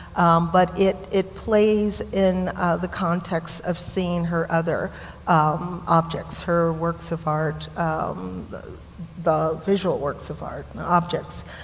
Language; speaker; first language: English; native; English